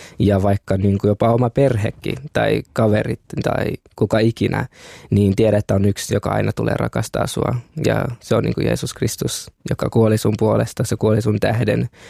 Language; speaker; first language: Finnish; early bilingual, other home language; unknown